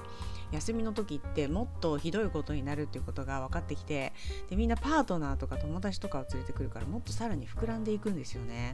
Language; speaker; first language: Japanese; native; Japanese